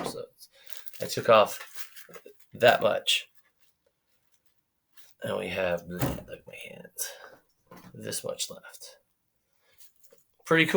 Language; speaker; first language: English; native; English